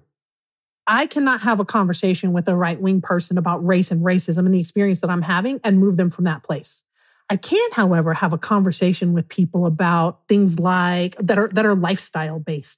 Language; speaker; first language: English; native; English